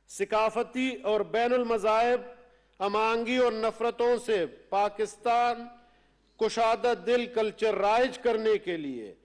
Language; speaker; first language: Urdu; non-native, local second language; Baluchi